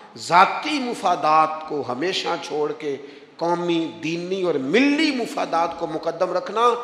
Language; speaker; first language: Urdu; non-native, local second language; Punjabi